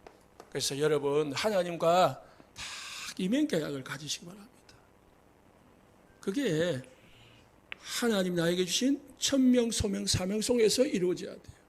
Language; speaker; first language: Korean; native; Korean